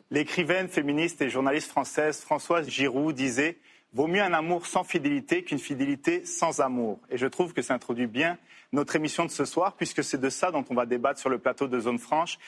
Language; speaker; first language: French; native; French